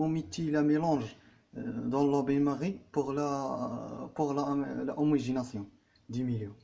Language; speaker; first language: French; non-native, learner; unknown